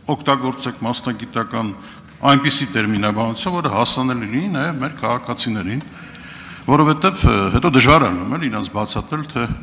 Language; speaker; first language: Armenian; native; Armenian